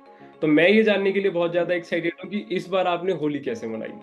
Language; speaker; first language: Hindi; native; Hindi